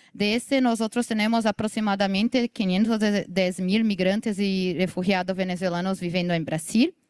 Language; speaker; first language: Spanish; non-native, learner; Portuguese